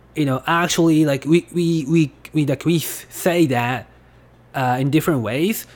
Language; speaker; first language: English; non-native, fluent; Japanese